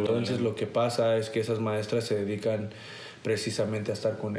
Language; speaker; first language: Spanish; early bilingual, heritage; Spanish